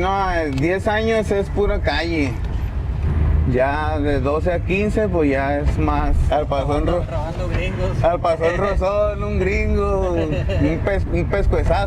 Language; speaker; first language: Spanish; native; Spanish